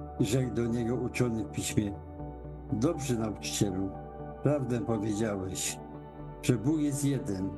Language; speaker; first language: Polish; native; Polish